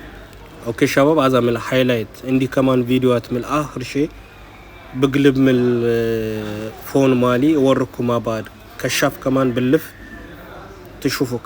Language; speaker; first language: Arabic; non-native, learner; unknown